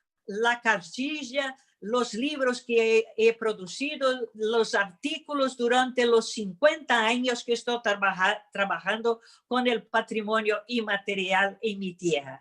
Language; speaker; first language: Spanish; non-native, fluent; Portuguese